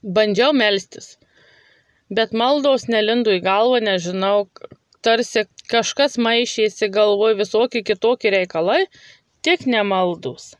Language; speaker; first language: Lithuanian; native; Lithuanian